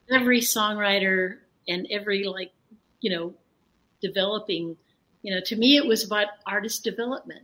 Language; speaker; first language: English; early bilingual, other home language; Spanish